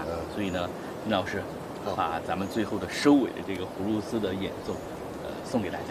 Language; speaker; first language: Chinese; native; Chinese